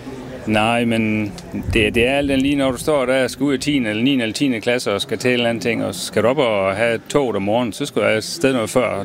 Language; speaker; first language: Danish; native; Danish